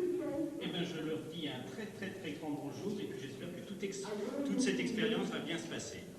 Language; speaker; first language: French; native; French